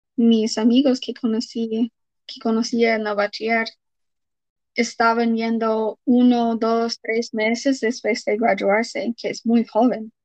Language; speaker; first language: Spanish; non-native, fluent; English